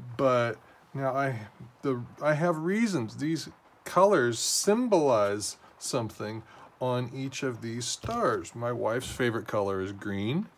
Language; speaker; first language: English; native; English